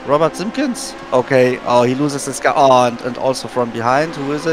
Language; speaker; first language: English; non-native, fluent; German